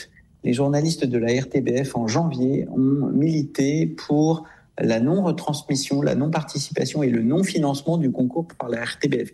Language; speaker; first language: French; native; French